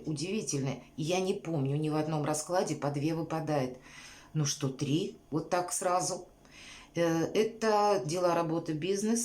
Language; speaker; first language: Russian; native; Russian